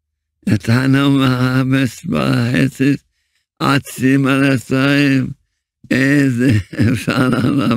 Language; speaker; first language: Hebrew; early bilingual, other home language; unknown